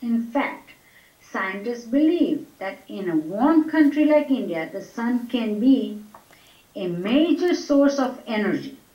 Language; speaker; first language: English; non-native, local second language; Gujarati